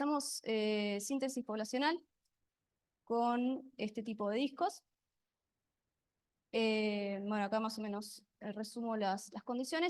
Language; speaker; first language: Spanish; native; Spanish